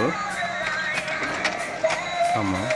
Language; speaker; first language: Turkish; native; Turkish